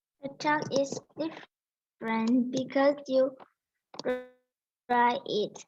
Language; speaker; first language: English; non-native, learner; Vietnamese